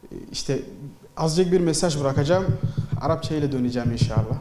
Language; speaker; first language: Turkish; non-native, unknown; Arabic